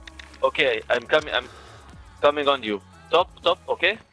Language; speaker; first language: English; non-native, fluent; Hebrew